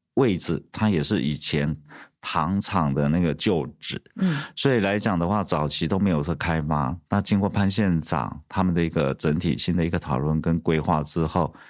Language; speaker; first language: Chinese; native; Chinese